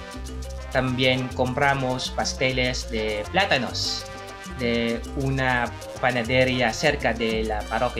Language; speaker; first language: Spanish; non-native, learner; Filipino